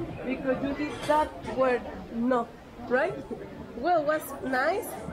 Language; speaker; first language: English; non-native, learner; Spanish